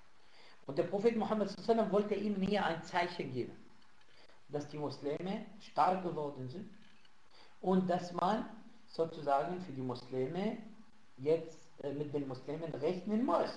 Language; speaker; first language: German; non-native, fluent; Arabic